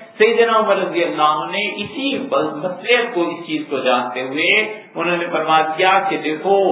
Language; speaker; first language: Urdu; native; Urdu